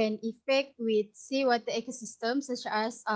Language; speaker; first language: English; non-native, learner; Indonesian